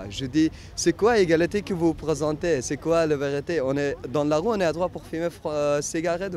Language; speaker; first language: French; non-native, learner; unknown